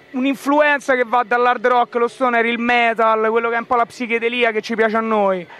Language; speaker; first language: Italian; native; Italian